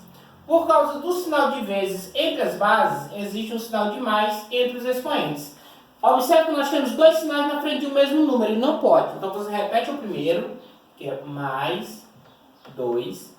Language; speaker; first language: Portuguese; native; Portuguese